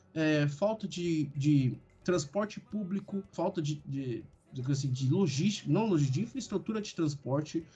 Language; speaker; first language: Portuguese; non-native, fluent; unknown